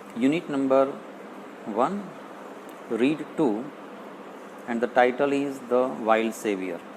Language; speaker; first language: English; non-native, local second language; Gujarati